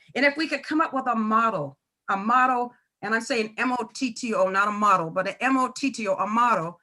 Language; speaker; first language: English; native; English